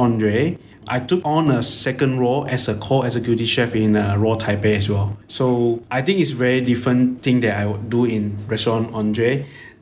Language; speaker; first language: English; non-native, local second language; Chinese